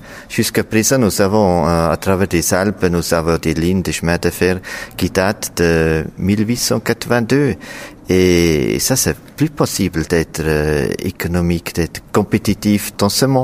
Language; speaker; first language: French; non-native, local second language; German